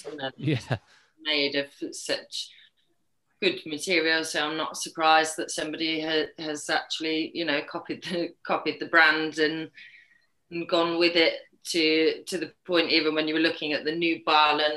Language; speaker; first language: English; native; English